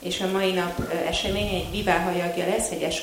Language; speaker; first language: Hungarian; native; Hungarian